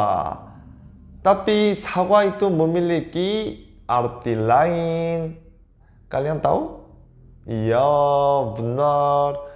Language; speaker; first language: Indonesian; non-native, fluent; Korean